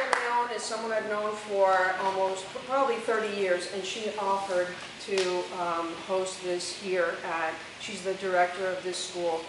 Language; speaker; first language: English; early bilingual, other home language; Spanish